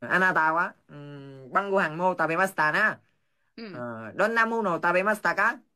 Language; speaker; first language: Japanese; non-native, learner; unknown